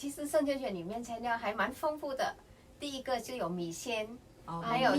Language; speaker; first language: Chinese; non-native, fluent; Vietnamese